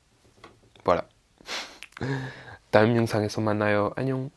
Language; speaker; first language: Korean; non-native, learner; French